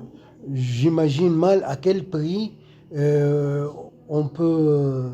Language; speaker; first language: French; non-native, local second language; Arabic